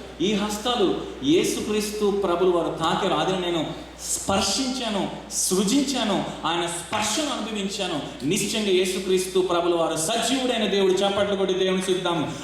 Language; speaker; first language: Telugu; non-native, local second language; Rajasthani